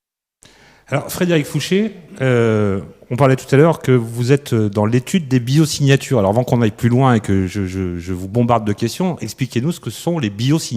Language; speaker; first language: French; native; French